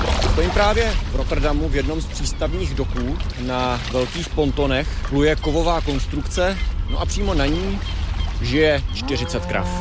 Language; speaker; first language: Czech; native; Czech